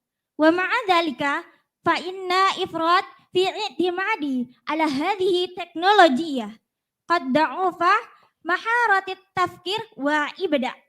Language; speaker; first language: Arabic; non-native, learner; Indonesian